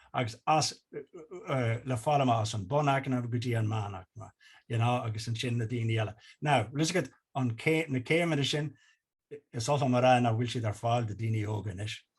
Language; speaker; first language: Irish; non-native, local second language; English